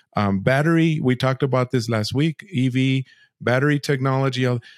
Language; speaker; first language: English; early bilingual, other home language; Spanish